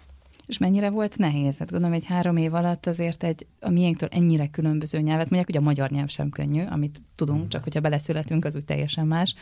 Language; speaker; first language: Hungarian; native; Hungarian